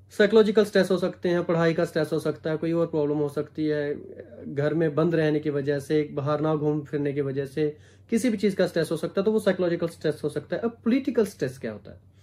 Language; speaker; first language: Hindi; non-native, local second language; Punjabi